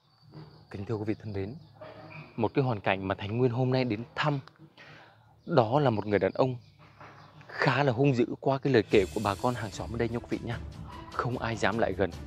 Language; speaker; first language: Vietnamese; native; Vietnamese